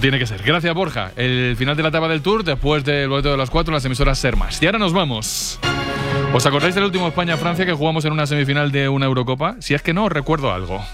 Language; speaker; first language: Spanish; native; Spanish